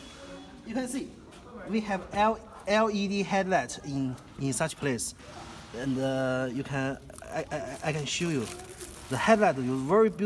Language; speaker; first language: English; non-native, learner; Chinese